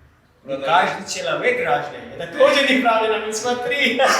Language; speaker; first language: Russian; non-native, learner; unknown